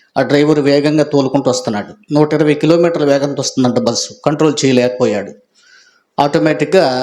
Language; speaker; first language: Telugu; native; Telugu